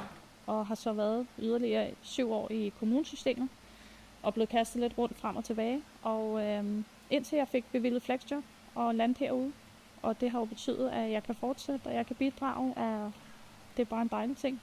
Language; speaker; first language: Danish; native; Danish